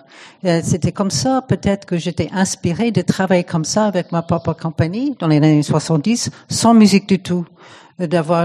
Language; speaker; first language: French; non-native, fluent; English